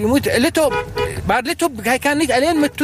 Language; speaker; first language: Dutch; non-native, learner; Arabic